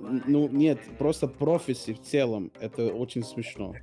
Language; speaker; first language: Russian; non-native, learner; English